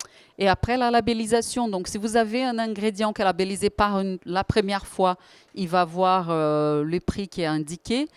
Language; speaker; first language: French; native; French